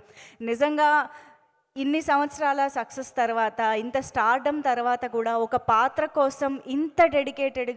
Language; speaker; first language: Telugu; native; Telugu